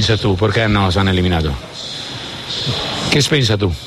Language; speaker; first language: Spanish; non-native, learner; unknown